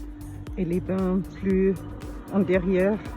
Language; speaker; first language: French; non-native, learner; German